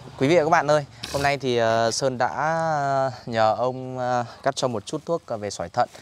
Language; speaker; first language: Vietnamese; native; Vietnamese